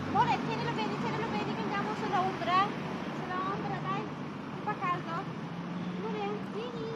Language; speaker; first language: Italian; non-native, learner; Filipino